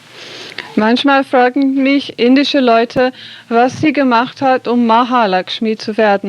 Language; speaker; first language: German; non-native, fluent; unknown